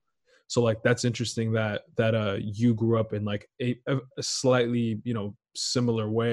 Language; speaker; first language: English; native; English